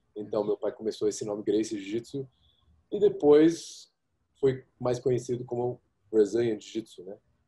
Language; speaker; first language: Portuguese; early bilingual, heritage; Portuguese